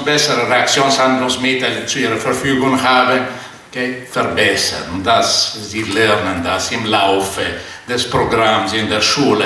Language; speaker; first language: German; non-native, fluent; Portuguese